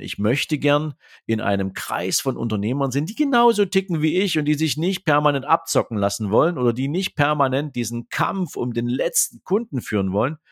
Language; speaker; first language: German; native; German